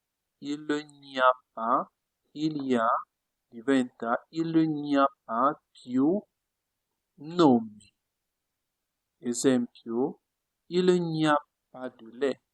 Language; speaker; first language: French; non-native, fluent; Italian